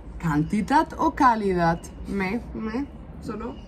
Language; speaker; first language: Spanish; non-native, fluent; German